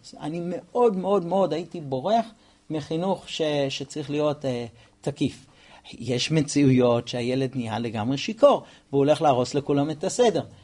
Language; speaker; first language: Hebrew; non-native, fluent; English